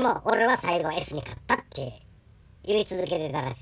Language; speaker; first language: Japanese; native; Japanese